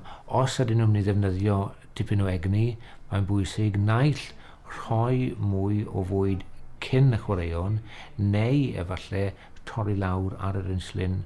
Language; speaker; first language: Welsh; native; Welsh